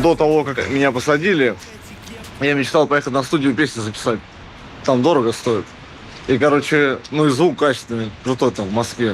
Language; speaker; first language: Russian; native; Russian